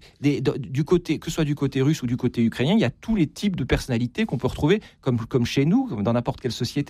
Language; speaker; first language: French; native; French